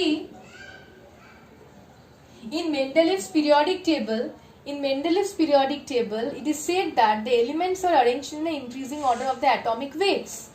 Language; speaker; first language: English; non-native, local second language; Bangla